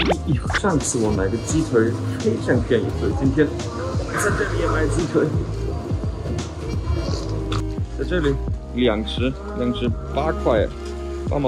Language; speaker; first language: Chinese; non-native, fluent; German